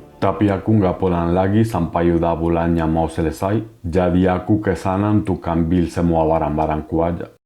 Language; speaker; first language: Indonesian; non-native, fluent; Spanish